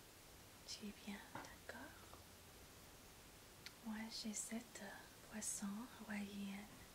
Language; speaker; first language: French; non-native, learner; English